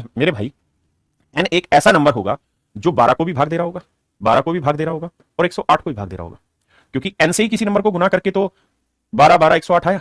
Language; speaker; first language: Hindi; native; Hindi